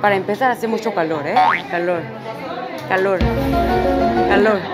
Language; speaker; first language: Spanish; non-native, fluent; Korean